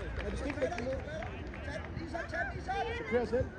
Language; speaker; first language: Danish; native; Danish